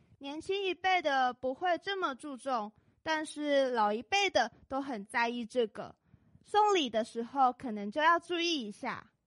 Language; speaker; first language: Chinese; native; Chinese